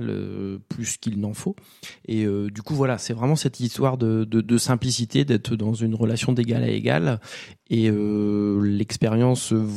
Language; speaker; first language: French; native; French